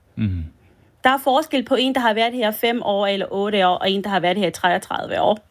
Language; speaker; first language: Danish; early bilingual, other home language; French